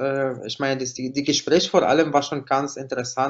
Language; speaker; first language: German; non-native, fluent; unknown